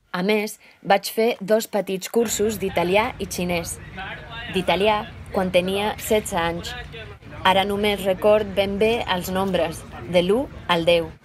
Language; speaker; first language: Catalan; non-native, local second language; Spanish